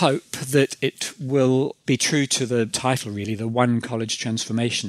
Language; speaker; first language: English; native; English